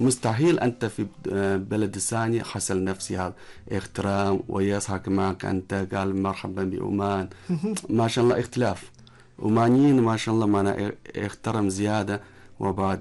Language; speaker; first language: Arabic; non-native, learner; Chinese